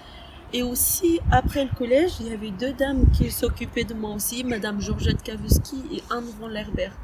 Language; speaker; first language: French; early bilingual, other home language; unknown